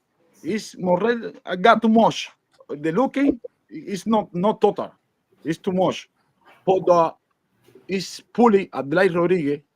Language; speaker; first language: English; non-native, learner; Spanish